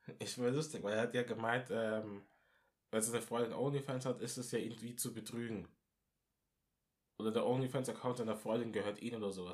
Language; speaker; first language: German; non-native, local second language; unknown